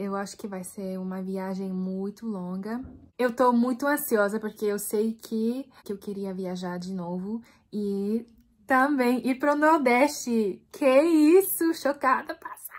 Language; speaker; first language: Portuguese; non-native, fluent; English